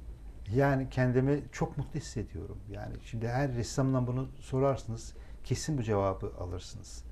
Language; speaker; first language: Turkish; non-native, local second language; Azerbaijani